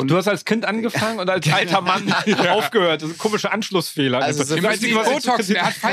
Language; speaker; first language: German; native; German